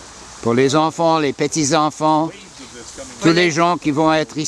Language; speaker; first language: French; non-native, local second language; English